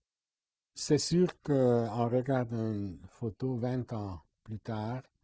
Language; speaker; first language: French; non-native, fluent; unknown